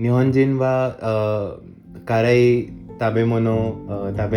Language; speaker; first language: Japanese; non-native, learner; Hindi